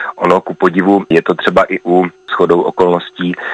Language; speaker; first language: Czech; native; Czech